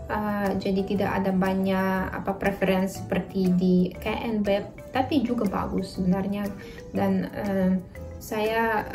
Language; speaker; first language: Indonesian; non-native, fluent; Russian